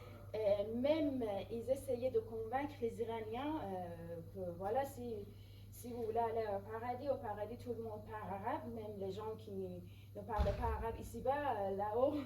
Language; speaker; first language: French; non-native, fluent; Persian